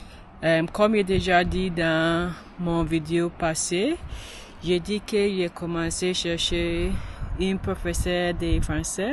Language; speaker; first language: French; non-native, learner; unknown